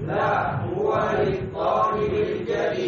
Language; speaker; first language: Arabic; non-native, learner; Indonesian